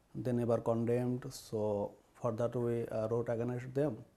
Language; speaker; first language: English; non-native, learner; Bangla